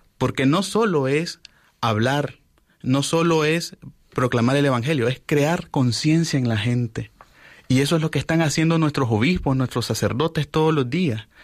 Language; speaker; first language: Spanish; native; Spanish